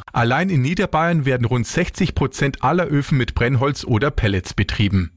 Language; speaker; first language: German; native; German